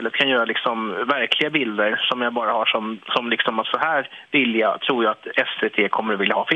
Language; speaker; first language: Swedish; native; Swedish